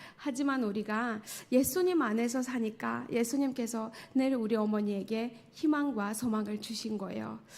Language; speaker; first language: Korean; non-native, fluent; Tajik